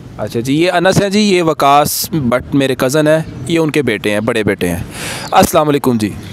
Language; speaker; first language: Urdu; native; Urdu